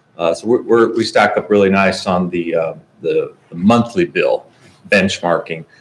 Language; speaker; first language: English; native; English